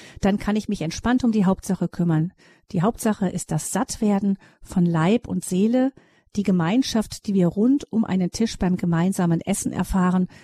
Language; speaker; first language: German; native; German